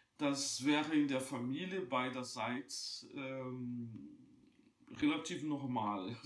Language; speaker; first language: German; non-native, fluent; Portuguese